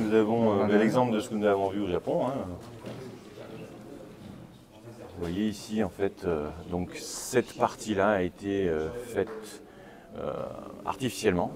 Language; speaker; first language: French; native; French